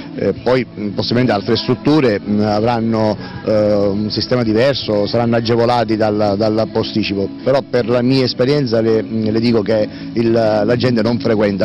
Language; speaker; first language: Italian; native; Italian